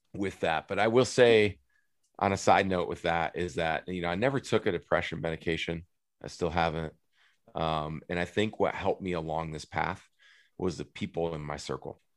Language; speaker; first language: English; native; English